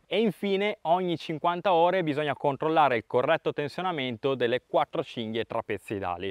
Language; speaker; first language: Italian; native; Italian